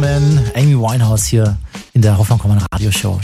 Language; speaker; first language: German; native; German